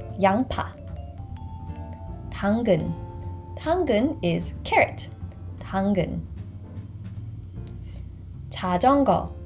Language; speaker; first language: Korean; non-native, fluent; English